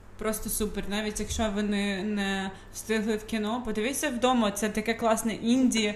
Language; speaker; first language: Ukrainian; non-native, local second language; Russian